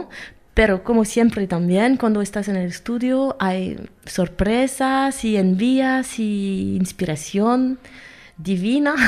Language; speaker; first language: Spanish; non-native, fluent; French